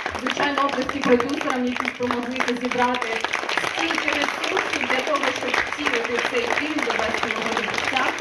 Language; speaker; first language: Ukrainian; native; Ukrainian